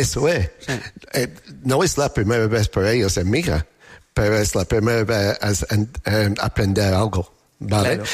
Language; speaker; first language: Spanish; non-native, learner; English